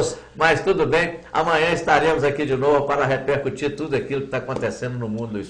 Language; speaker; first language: Portuguese; native; Portuguese